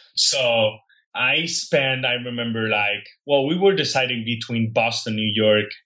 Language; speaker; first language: English; non-native, fluent; Spanish